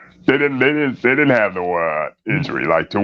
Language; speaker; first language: English; native; English